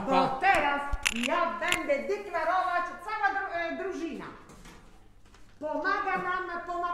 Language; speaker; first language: Polish; non-native, fluent; Italian